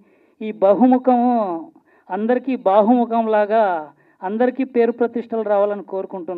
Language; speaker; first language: Telugu; native; Telugu